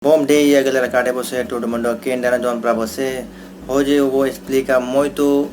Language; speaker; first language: Portuguese; non-native, learner; Hindi